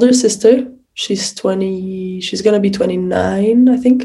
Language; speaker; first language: English; non-native, fluent; Portuguese